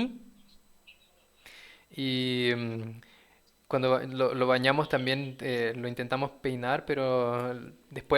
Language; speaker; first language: Spanish; early bilingual, heritage; Portuguese